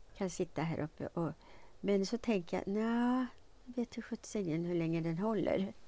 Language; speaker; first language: Swedish; native; Swedish